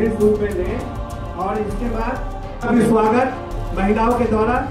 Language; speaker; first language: Hindi; native; Hindi